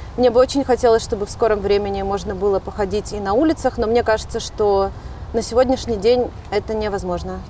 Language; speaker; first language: Russian; native; Russian